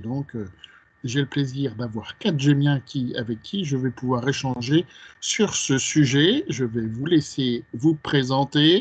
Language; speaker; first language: French; native; French